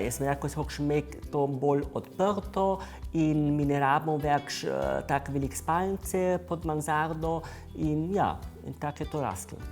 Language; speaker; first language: Slovenian; early bilingual, heritage; German